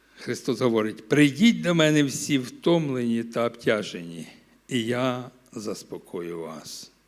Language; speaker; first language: Ukrainian; non-native, local second language; Russian